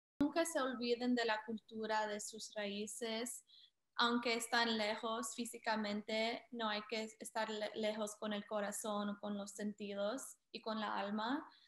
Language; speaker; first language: Spanish; early bilingual, heritage; Spanish